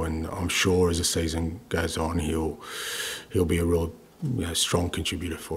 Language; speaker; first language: English; native; English